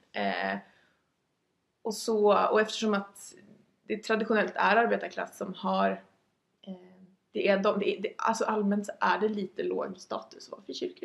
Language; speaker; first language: Swedish; native; Swedish